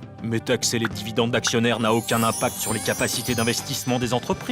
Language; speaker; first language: French; native; French